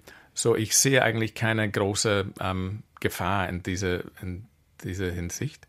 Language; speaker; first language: German; non-native, fluent; English